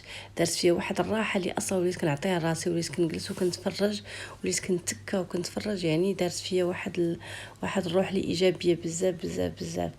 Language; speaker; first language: Arabic; native; Arabic